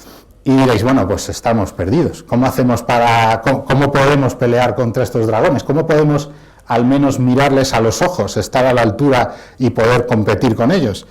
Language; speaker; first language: Spanish; native; Spanish